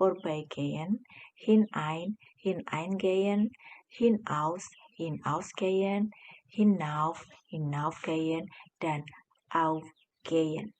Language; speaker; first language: German; non-native, fluent; Indonesian